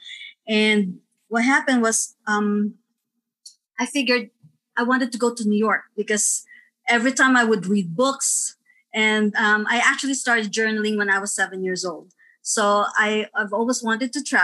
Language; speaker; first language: English; non-native, local second language; Filipino